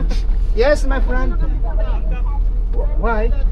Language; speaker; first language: English; non-native, local second language; Filipino